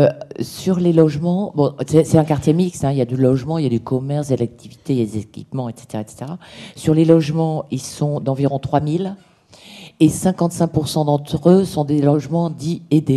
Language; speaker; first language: French; native; French